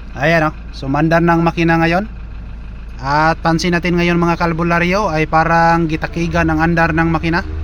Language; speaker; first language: Filipino; non-native, local second language; Cebuano